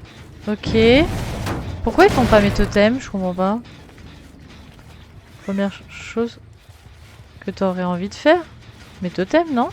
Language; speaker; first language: French; native; French